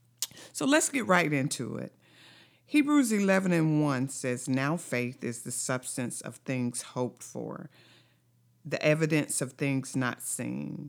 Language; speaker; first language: English; native; English